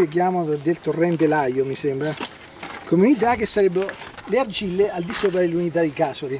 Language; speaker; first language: Italian; native; Italian